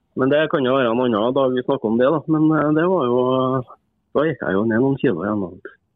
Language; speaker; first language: Norwegian; native; Norwegian